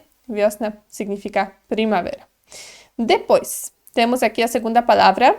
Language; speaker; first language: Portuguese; non-native, fluent; Polish